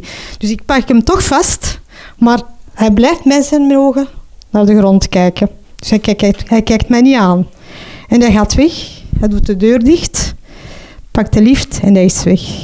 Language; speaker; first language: Dutch; non-native, local second language; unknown